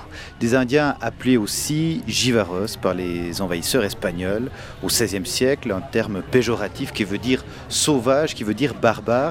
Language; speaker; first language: French; native; French